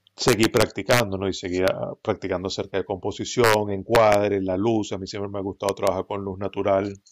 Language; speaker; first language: Spanish; native; Spanish